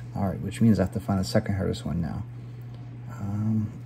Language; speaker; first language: English; native; English